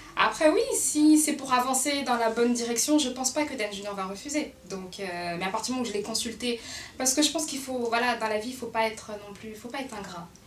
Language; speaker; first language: French; early bilingual, other home language; Haitian Creole